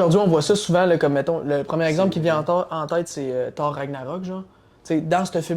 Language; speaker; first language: French; native; French